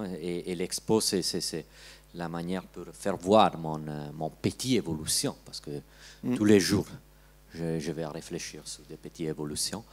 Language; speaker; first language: French; non-native, learner; Italian